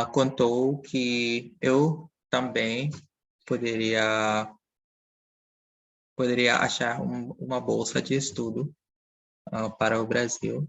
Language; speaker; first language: Portuguese; non-native, fluent; Dutch